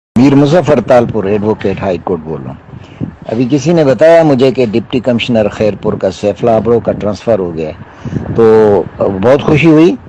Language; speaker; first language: Urdu; non-native, local second language; Sindhi